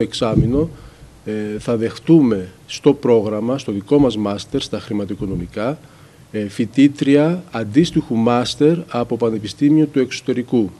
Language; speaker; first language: Greek; native; Greek